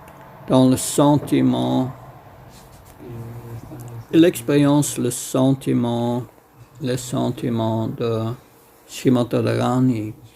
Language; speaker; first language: French; non-native, fluent; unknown